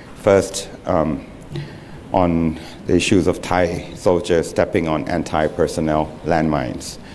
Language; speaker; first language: English; non-native, fluent; Thai